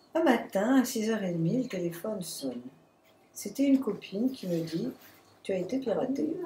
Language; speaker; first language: French; native; French